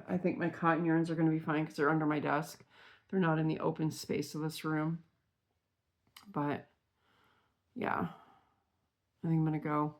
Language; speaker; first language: English; native; English